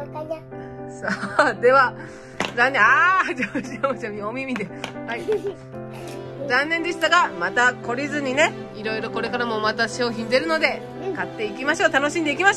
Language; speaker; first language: Japanese; native; Japanese